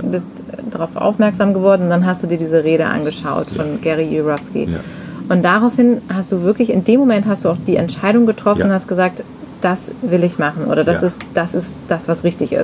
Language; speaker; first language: German; native; German